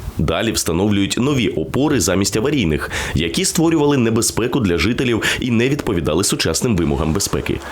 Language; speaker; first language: Ukrainian; native; Ukrainian